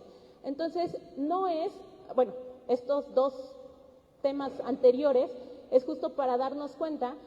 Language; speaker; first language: Spanish; native; Spanish